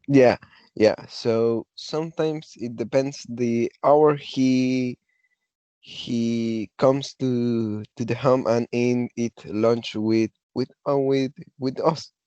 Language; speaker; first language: English; non-native, learner; Spanish